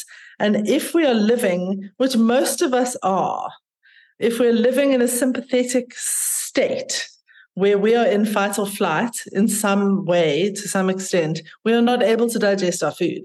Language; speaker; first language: English; native; English